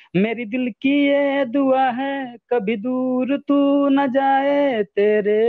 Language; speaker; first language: Hindi; native; Hindi